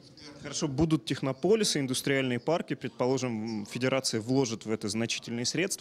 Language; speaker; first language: Russian; native; Russian